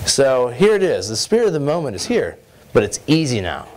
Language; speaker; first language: English; native; English